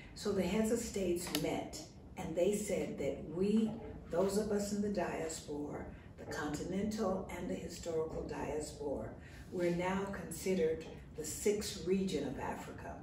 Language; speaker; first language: English; native; English